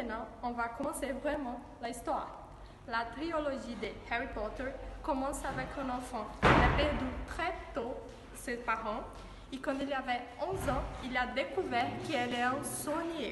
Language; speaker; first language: French; non-native, learner; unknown